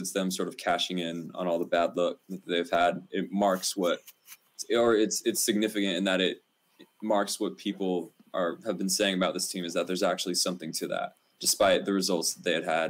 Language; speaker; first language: English; native; English